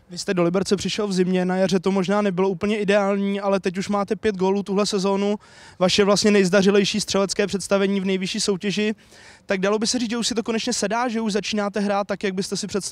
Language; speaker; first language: Czech; native; Czech